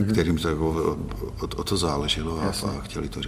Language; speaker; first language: Czech; non-native, fluent; Hungarian